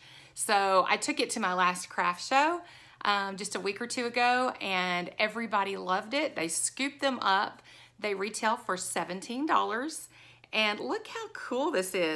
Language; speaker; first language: English; native; English